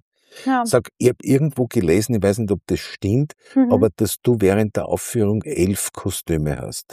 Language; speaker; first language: German; native; German